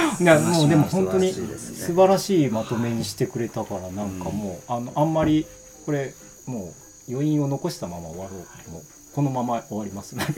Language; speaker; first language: Japanese; native; Japanese